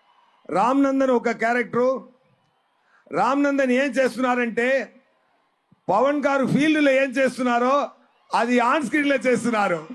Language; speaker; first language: Telugu; non-native, fluent; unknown